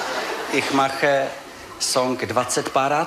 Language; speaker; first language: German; non-native, learner; Czech